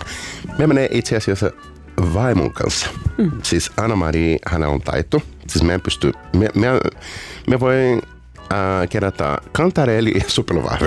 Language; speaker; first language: Finnish; non-native, fluent; Portuguese